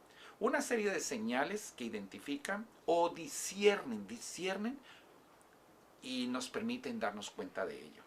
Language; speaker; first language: Spanish; native; Spanish